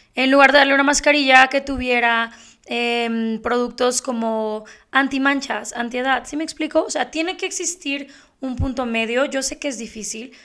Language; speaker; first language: Spanish; native; Spanish